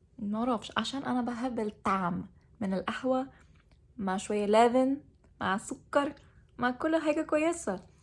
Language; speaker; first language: Egyptian Arabic; non-native, learner; English